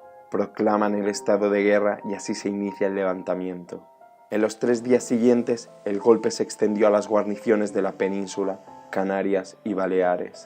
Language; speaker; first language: Spanish; native; Spanish